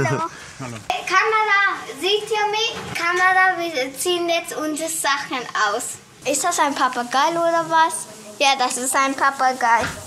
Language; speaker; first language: German; early bilingual, other home language; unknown